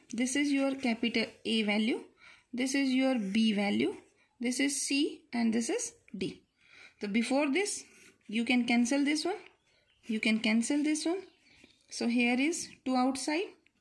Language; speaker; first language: English; non-native, local second language; Hindi